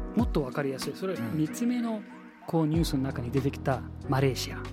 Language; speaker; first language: Japanese; non-native, fluent; Arabic